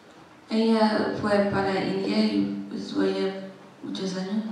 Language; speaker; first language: Spanish; non-native, learner; English